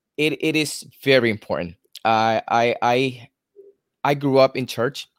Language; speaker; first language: English; native; English